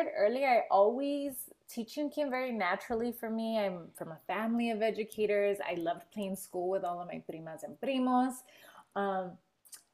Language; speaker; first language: English; native; English